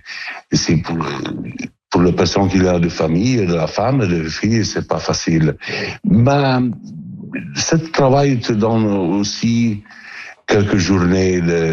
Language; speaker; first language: French; non-native, learner; Italian